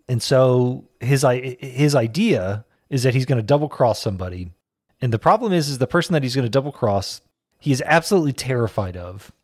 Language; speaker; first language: English; native; English